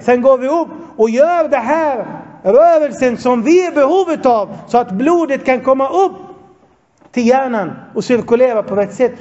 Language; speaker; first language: Swedish; non-native, fluent; Arabic